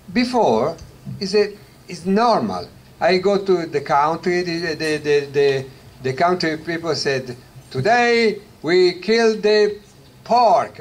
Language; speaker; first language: English; non-native, learner; Italian